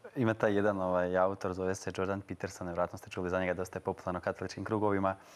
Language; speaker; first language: Croatian; native; Croatian